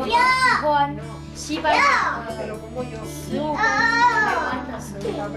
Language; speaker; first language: Chinese; early bilingual, other home language; Spanish